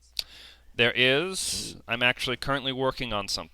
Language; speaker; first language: English; native; English